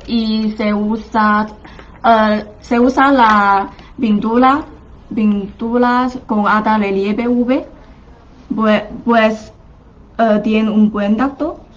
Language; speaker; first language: Spanish; non-native, fluent; Chinese